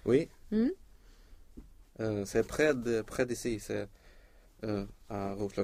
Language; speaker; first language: French; non-native, learner; Swedish